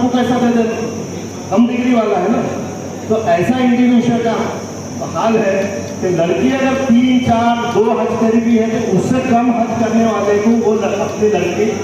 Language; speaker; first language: Urdu; native; Urdu